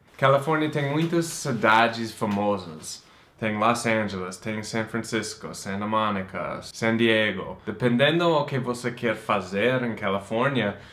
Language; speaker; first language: Portuguese; non-native, fluent; English